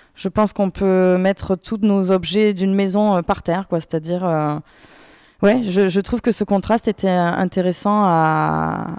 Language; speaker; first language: French; native; French